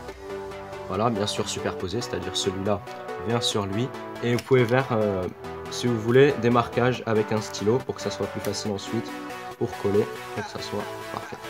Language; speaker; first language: French; native; French